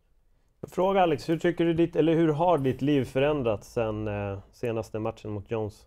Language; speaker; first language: Swedish; native; Swedish